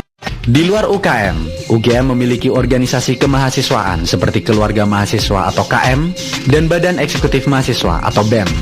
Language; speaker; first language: Indonesian; native; Indonesian